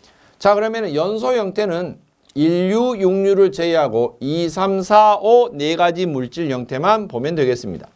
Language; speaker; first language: Korean; native; Korean